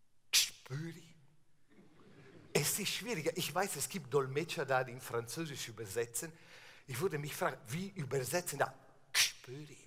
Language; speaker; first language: German; non-native, fluent; Italian